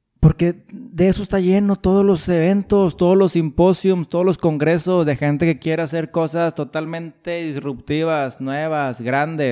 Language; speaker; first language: Spanish; native; Spanish